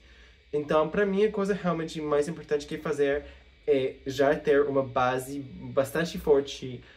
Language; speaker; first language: Portuguese; non-native, fluent; English